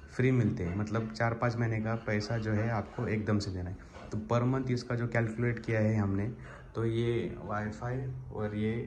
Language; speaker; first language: Hindi; non-native, local second language; Marathi